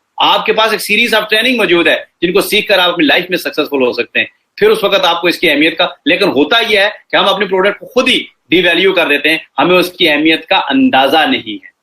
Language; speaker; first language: Urdu; non-native, local second language; Punjabi